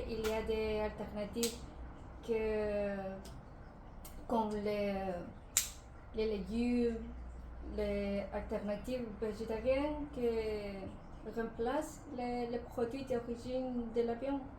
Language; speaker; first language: French; non-native, learner; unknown